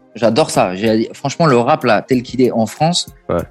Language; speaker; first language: French; early bilingual, other home language; Italian